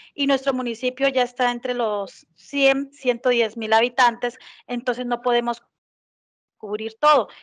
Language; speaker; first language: Spanish; native; Spanish